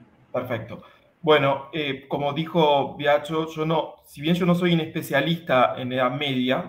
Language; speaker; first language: Spanish; native; Spanish